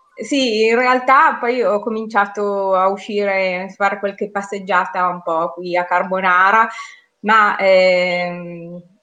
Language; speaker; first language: Italian; native; Italian